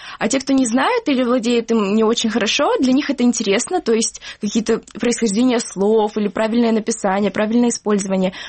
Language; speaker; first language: Russian; native; Russian